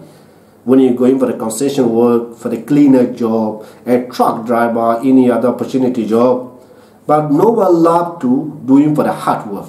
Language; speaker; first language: English; non-native, learner; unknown